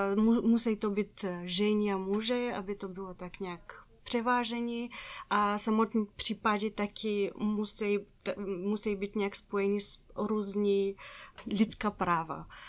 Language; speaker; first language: Czech; non-native, fluent; Bulgarian